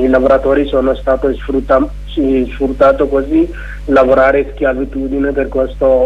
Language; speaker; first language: Italian; non-native, learner; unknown